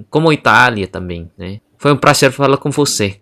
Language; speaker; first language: Portuguese; non-native, fluent; Indonesian